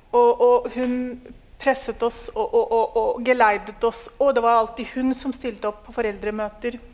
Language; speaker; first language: Norwegian; early bilingual, other home language; Urdu